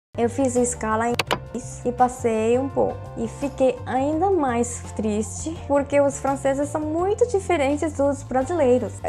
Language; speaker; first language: Portuguese; non-native, fluent; Korean